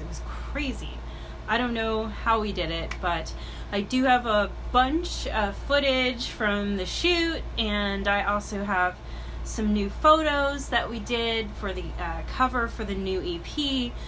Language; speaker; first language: English; native; English